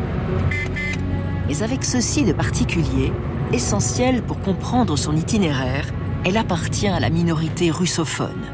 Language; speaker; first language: French; native; French